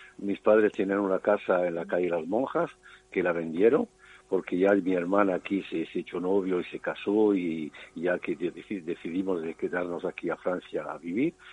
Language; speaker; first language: Spanish; native; Spanish